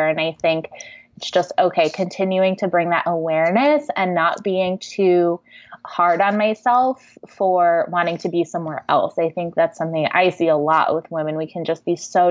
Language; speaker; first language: English; native; English